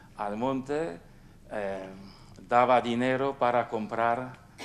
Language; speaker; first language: Spanish; non-native, fluent; Polish